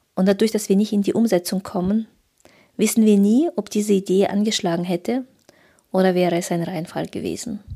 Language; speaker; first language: German; early bilingual, other home language; Russian